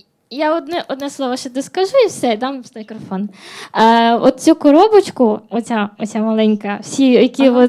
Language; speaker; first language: Ukrainian; non-native, local second language; Russian